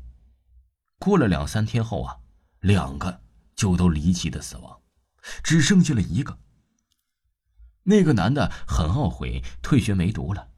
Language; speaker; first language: Chinese; non-native, local second language; Cantonese